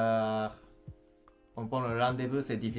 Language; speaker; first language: French; non-native, learner; Japanese